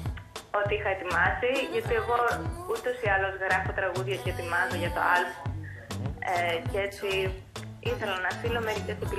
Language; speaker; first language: Greek; early bilingual, heritage; Greek